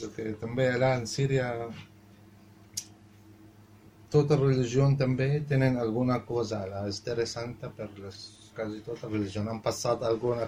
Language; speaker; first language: Catalan; non-native, fluent; Arabic